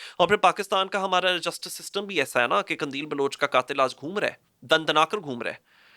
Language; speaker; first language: Urdu; native; Urdu